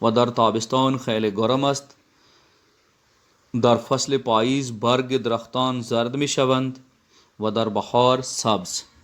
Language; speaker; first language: Persian; non-native, fluent; Urdu